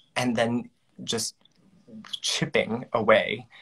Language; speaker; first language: English; native; English